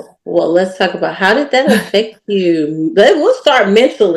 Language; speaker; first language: English; native; English